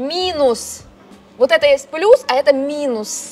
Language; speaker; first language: Russian; native; Russian